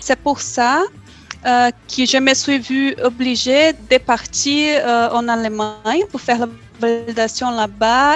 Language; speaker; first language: French; non-native, fluent; Portuguese